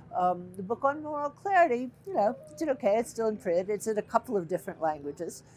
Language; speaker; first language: English; native; English